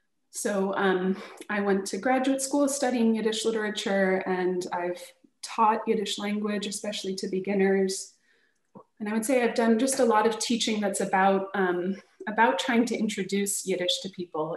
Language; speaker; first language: English; native; English